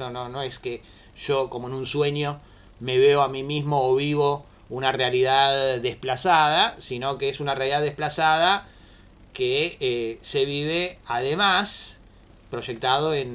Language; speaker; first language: Spanish; native; Spanish